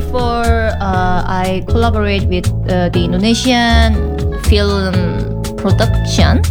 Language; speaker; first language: English; non-native, learner; Korean